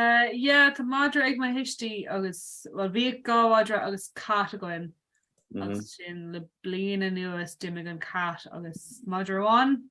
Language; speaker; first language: Irish; non-native, local second language; English